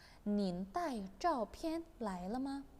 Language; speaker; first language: Chinese; non-native, fluent; Indonesian